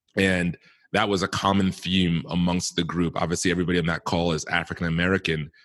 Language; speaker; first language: English; native; English